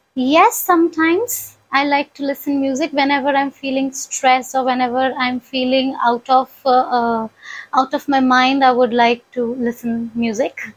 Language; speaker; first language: English; non-native, local second language; Punjabi